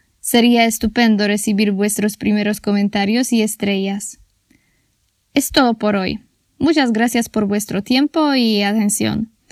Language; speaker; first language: Spanish; non-native, fluent; Polish